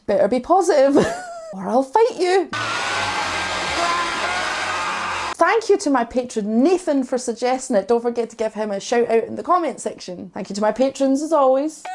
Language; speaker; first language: English; native; English